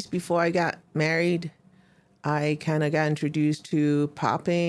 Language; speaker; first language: English; non-native, local second language; Cantonese